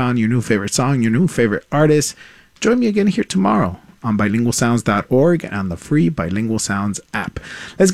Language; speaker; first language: English; non-native, local second language; Spanish